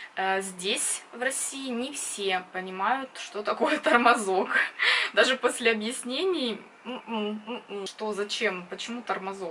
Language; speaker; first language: Russian; native; Russian